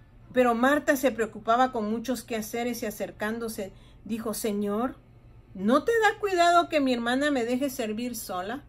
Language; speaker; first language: Spanish; native; Spanish